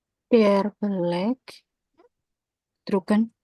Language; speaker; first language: German; non-native, learner; Indonesian